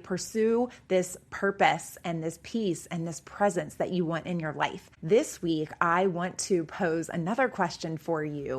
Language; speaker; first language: English; native; English